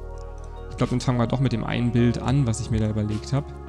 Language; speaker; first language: German; native; German